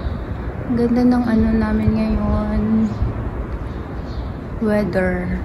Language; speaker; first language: Filipino; native; Filipino